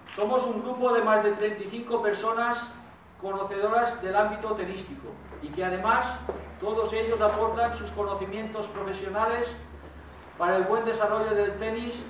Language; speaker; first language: Spanish; non-native, local second language; Catalan